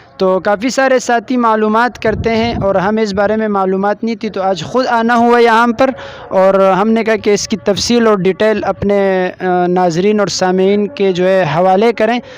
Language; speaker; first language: Urdu; non-native, local second language; Pashto